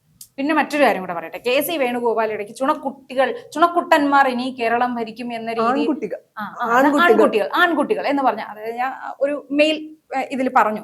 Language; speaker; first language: Malayalam; native; Malayalam